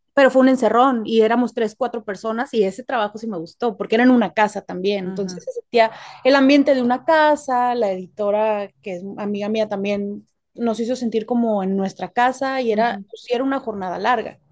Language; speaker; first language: Spanish; native; Spanish